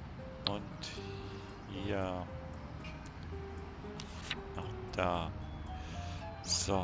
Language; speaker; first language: German; native; German